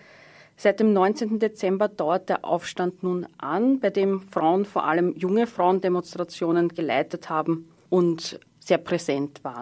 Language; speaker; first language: German; native; German